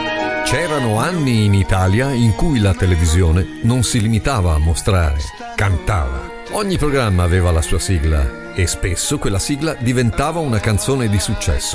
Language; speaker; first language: Italian; native; Italian